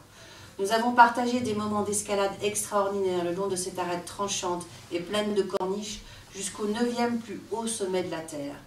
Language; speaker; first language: French; native; French